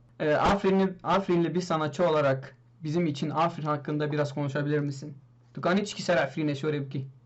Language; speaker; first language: Turkish; non-native, local second language; Kurdish